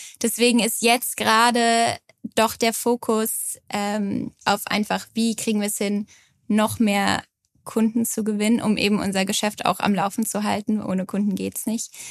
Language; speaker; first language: German; native; German